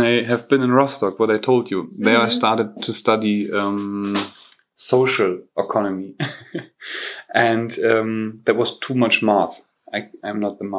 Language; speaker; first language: English; non-native, fluent; German